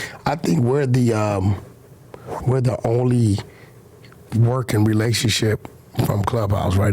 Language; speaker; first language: English; native; English